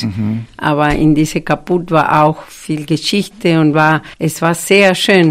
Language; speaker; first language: German; non-native, fluent; Spanish